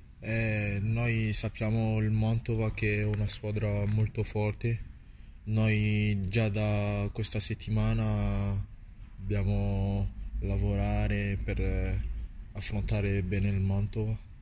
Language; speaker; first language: Italian; non-native, learner; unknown